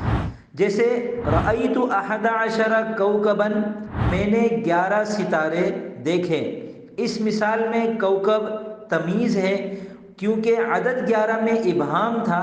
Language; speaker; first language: Urdu; native; Urdu